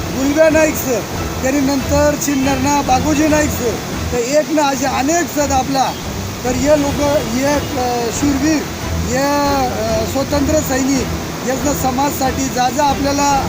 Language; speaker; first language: Marathi; non-native, local second language; Bhili